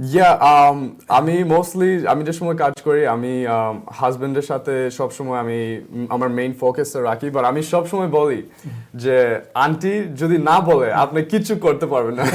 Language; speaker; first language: Bangla; early bilingual, heritage; Bangla